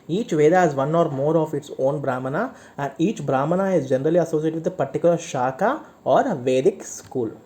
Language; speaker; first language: English; non-native, local second language; Telugu